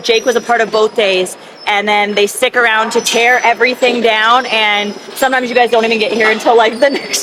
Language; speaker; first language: English; native; English